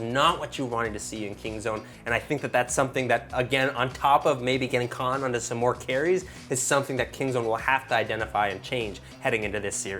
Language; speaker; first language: English; native; English